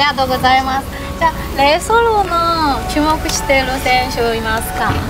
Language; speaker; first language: Japanese; non-native, learner; Chinese